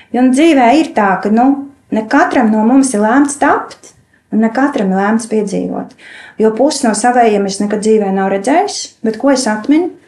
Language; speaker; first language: Latvian; native; Latvian